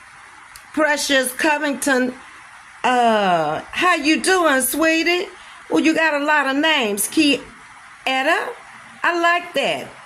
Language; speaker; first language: English; native; English